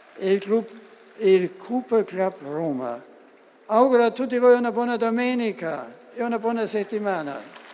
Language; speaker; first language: Italian; non-native, fluent; German